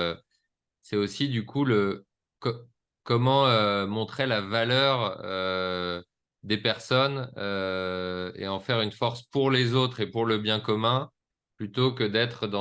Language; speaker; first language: French; native; French